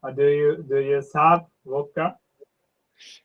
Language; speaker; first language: English; non-native, learner; Japanese